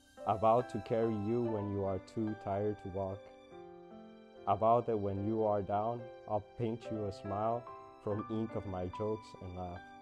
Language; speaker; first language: English; early bilingual, other home language; Spanish